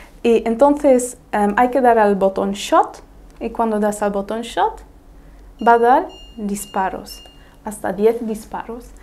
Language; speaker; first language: Spanish; non-native, fluent; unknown